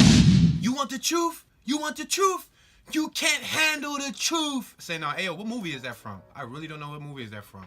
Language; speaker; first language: English; native; English